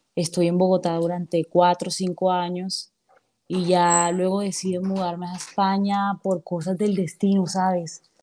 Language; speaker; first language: Spanish; native; Spanish